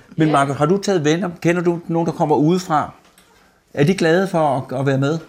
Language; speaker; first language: Danish; native; Danish